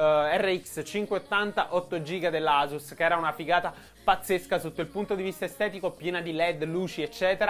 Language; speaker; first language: Italian; native; Italian